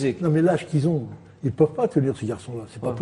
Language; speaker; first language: French; non-native, local second language; Arabic